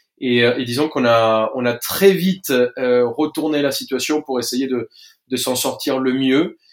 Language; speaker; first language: French; non-native, fluent; Spanish